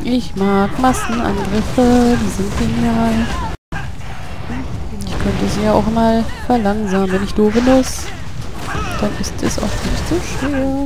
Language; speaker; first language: German; native; German